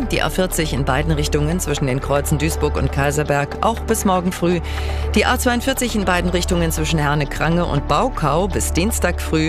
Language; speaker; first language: German; native; German